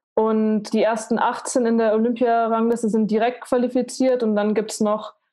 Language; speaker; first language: German; native; German